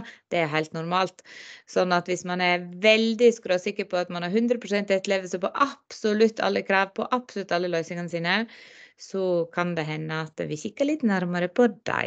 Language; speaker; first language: Norwegian; native; Norwegian